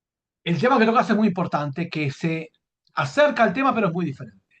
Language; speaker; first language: Spanish; native; Spanish